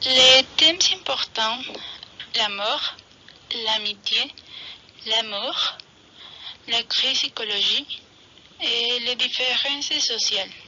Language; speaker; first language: French; non-native, learner; Spanish